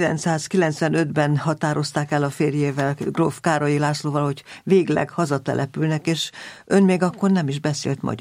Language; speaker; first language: Hungarian; native; Hungarian